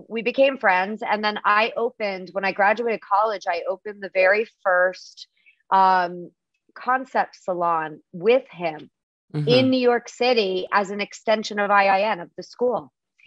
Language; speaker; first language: English; native; English